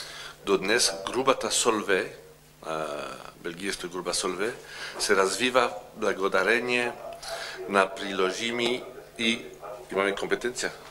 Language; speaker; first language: Bulgarian; non-native, learner; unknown